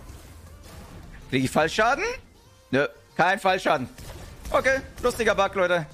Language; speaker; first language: German; native; German